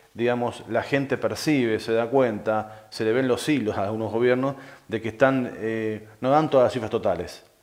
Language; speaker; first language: Spanish; native; Spanish